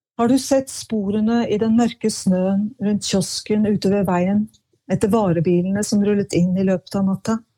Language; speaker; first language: Norwegian; native; Norwegian